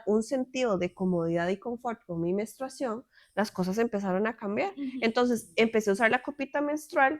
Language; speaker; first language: Spanish; native; Spanish